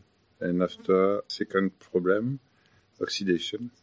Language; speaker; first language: English; non-native, learner; French